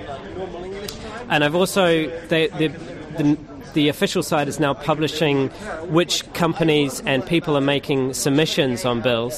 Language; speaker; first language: English; native; English